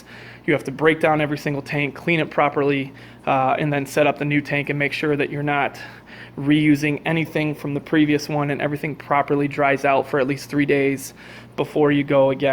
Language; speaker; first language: English; native; English